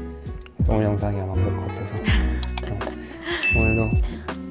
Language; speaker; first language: Korean; native; Korean